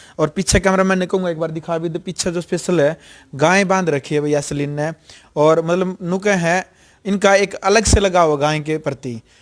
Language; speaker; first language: Hindi; native; Hindi